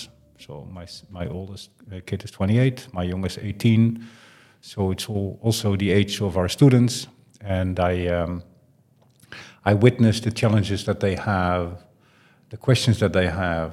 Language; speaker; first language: English; non-native, fluent; Dutch